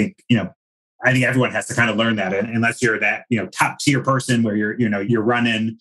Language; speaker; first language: English; native; English